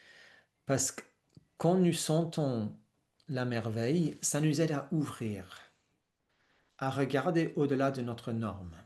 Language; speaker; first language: French; non-native, fluent; English